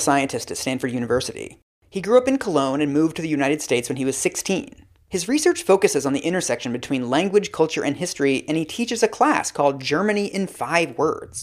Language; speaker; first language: English; native; English